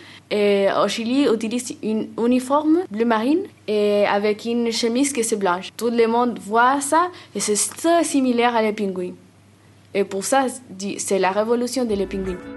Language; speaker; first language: French; non-native, learner; Spanish